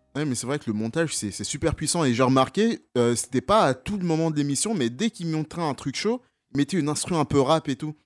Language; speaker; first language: French; native; French